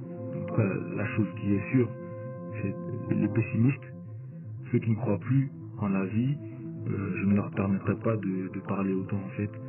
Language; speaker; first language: French; native; French